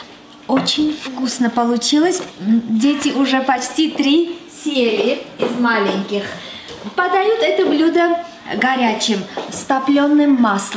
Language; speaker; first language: Russian; non-native, fluent; Armenian